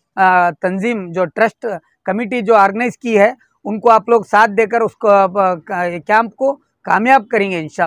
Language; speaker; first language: Hindi; non-native, local second language; Urdu